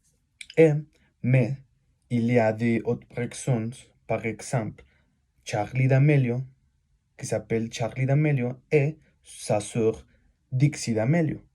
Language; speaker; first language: French; non-native, learner; Spanish